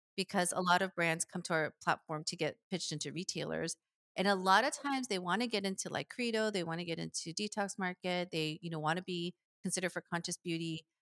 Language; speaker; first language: English; early bilingual, other home language; Korean